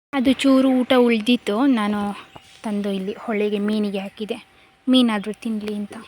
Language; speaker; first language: Kannada; native; Kannada